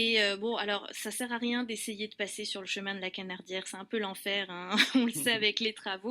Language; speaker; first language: French; native; French